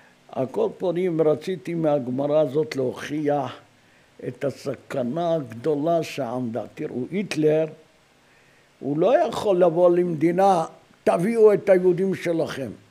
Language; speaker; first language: Hebrew; non-native, fluent; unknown